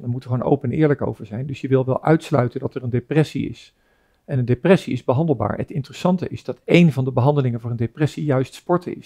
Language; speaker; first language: Dutch; native; Dutch